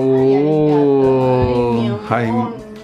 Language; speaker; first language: Japanese; non-native, learner; Spanish